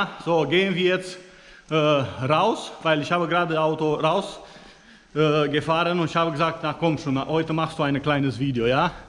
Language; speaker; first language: German; non-native, fluent; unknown